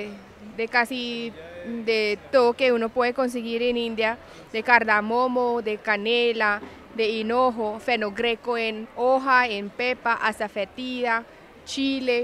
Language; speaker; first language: Spanish; non-native, fluent; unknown